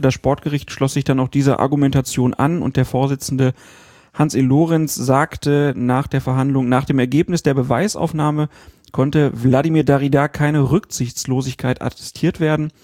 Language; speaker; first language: German; native; German